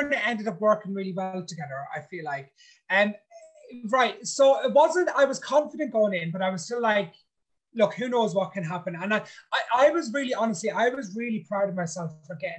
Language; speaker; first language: English; native; English